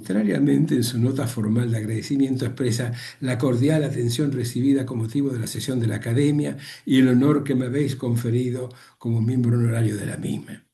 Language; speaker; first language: Spanish; native; Spanish